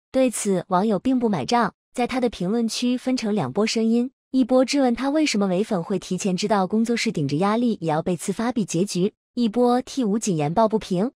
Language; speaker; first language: Chinese; native; Chinese